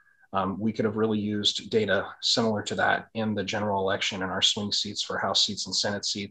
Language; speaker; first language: English; native; English